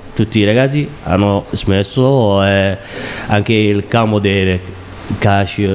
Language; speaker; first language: Italian; non-native, learner; Somali